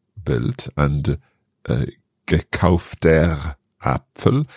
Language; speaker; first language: German; non-native, learner; English